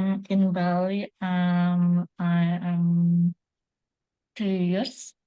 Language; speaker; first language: English; non-native, learner; Indonesian